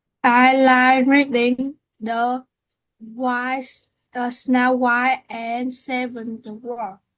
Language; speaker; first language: English; non-native, learner; Vietnamese